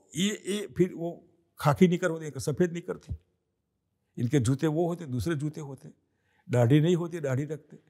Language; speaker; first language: Hindi; non-native, local second language; Gujarati